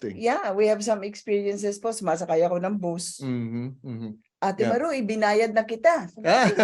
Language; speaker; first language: Filipino; non-native, local second language; Hiligaynon